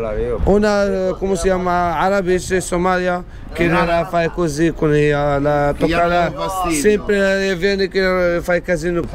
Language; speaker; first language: Italian; non-native, learner; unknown